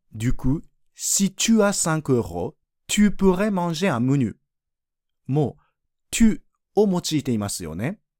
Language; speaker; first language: Japanese; native; Japanese